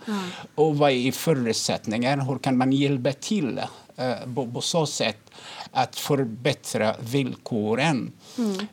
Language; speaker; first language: Swedish; non-native, fluent; Arabic